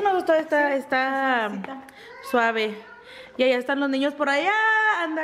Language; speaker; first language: Spanish; native; Spanish